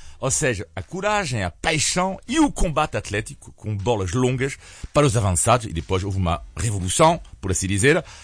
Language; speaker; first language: Portuguese; non-native, fluent; French